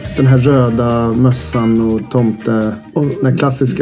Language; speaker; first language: Swedish; native; Swedish